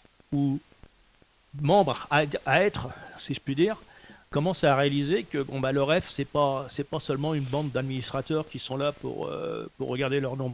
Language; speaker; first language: French; native; French